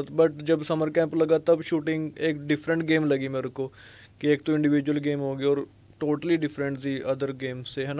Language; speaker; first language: Hindi; non-native, local second language; Punjabi